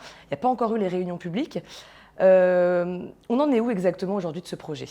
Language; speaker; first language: French; native; French